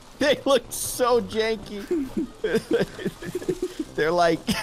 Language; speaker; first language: English; native; English